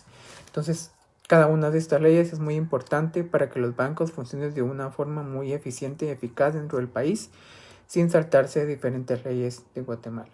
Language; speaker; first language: Spanish; native; Spanish